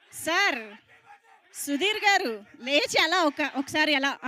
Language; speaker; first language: Telugu; native; Telugu